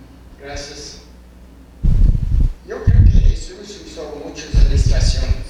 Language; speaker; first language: Spanish; non-native, fluent; English